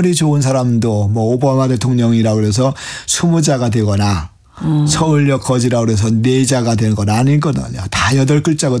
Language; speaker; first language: Korean; native; Korean